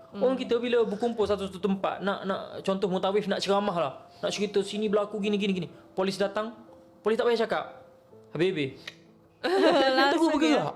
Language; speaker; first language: Malay; native; Malay